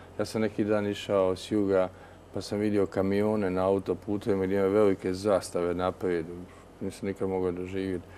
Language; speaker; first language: Croatian; native; Croatian